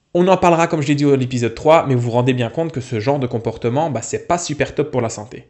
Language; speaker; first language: French; native; French